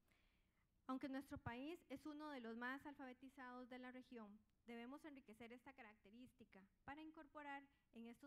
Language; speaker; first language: Spanish; native; Spanish